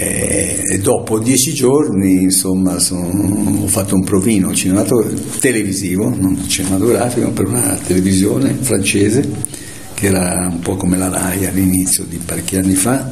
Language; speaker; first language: Italian; native; Italian